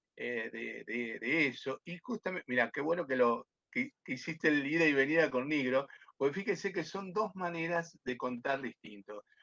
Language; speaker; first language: Spanish; native; Spanish